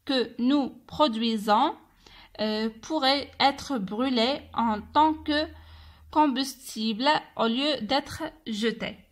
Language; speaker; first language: French; non-native, local second language; Arabic